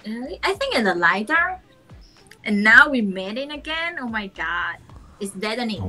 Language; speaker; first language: English; non-native, learner; Thai